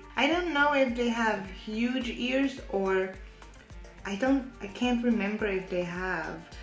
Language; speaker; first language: English; non-native, fluent; German